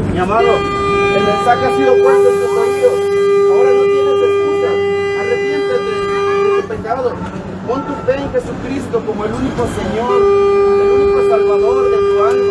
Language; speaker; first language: Spanish; native; Spanish